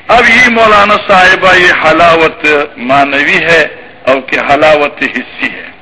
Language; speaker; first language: Urdu; non-native, local second language; Pashto